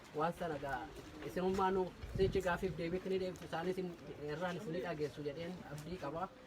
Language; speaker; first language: Oromo; native; Oromo